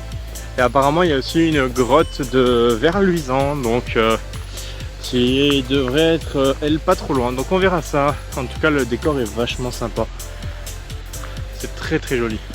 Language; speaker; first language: French; native; French